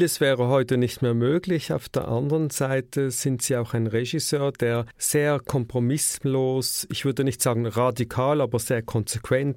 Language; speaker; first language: German; native; German